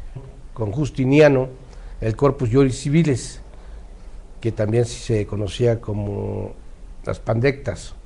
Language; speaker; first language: Spanish; native; Spanish